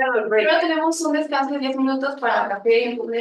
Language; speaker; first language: Spanish; native; Spanish